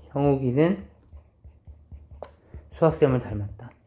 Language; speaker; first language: Korean; native; Korean